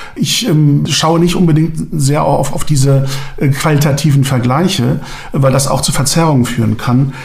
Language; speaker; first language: German; non-native, local second language; Turkish